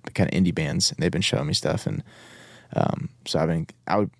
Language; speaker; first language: English; native; English